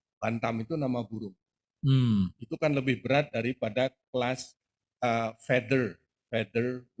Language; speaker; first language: Indonesian; native; Indonesian